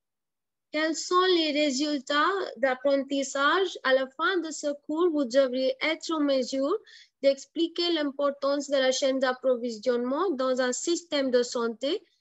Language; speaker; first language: French; non-native, fluent; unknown